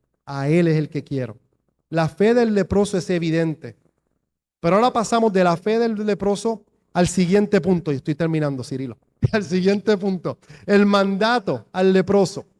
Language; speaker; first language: Spanish; native; Spanish